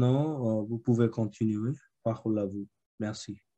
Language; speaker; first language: French; non-native, fluent; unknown